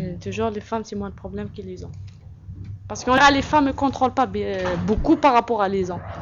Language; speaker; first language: French; non-native, local second language; Kabyle